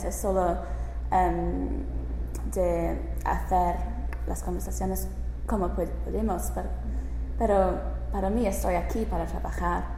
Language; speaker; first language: Spanish; non-native, learner; English